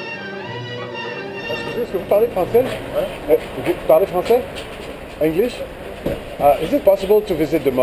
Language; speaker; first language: French; native; French